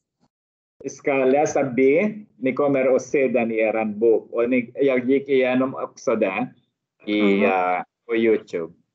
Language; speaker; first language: Swedish; non-native, learner; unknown